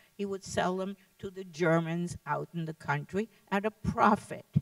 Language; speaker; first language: English; early bilingual, other home language; Lithuanian